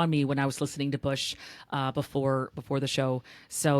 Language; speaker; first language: English; native; English